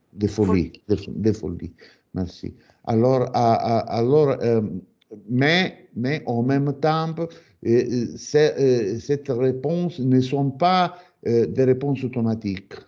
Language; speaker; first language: French; non-native, fluent; Italian